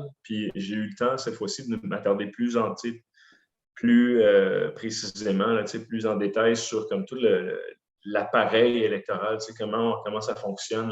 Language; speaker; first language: French; native; French